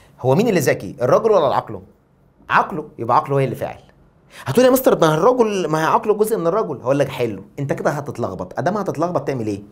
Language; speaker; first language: Arabic; native; Arabic